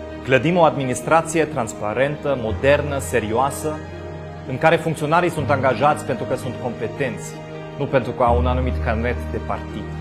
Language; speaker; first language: Romanian; non-native, fluent; German